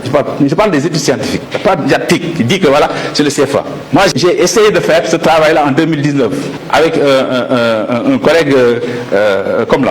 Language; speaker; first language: French; non-native, local second language; Wolof